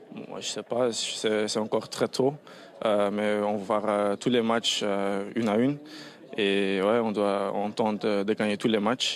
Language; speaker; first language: French; non-native, learner; Dutch